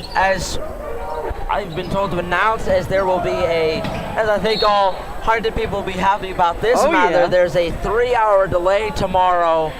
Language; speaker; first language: English; native; English